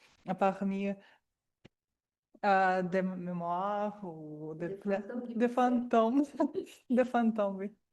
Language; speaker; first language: French; non-native, learner; Russian